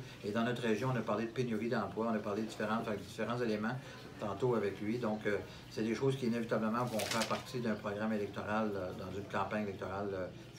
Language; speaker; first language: French; native; French